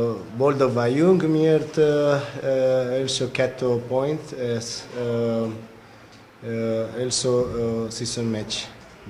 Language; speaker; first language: Hungarian; non-native, learner; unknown